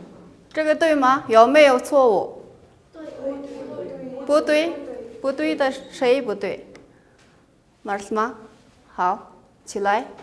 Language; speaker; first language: Chinese; non-native, fluent; Mongolian